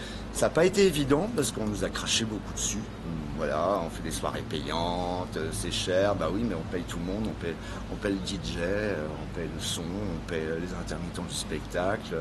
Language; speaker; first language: French; native; French